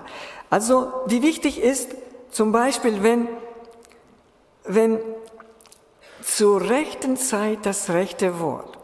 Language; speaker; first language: German; non-native, fluent; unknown